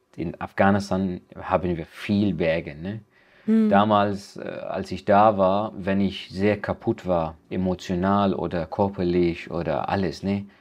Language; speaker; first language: German; non-native, learner; Persian